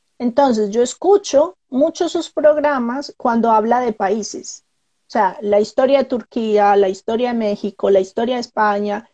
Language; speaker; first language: Spanish; native; Spanish